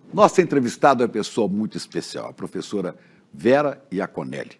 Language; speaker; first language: Portuguese; native; Portuguese